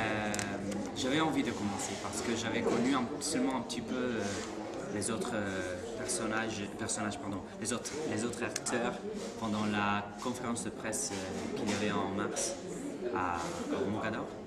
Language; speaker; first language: French; non-native, fluent; Italian